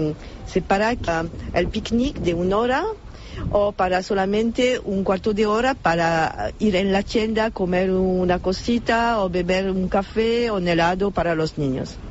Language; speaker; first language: Spanish; non-native, fluent; French